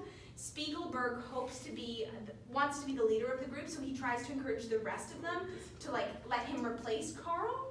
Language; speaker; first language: English; native; English